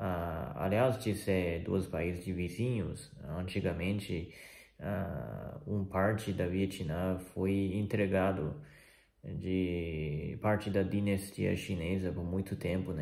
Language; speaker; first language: Portuguese; non-native, fluent; Chinese